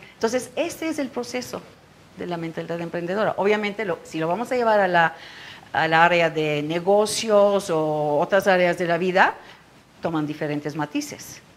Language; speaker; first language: Spanish; non-native, fluent; Turkish